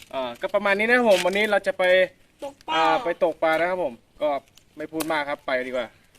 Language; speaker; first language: Thai; native; Thai